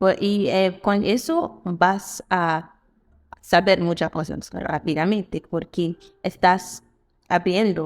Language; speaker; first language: Spanish; non-native, fluent; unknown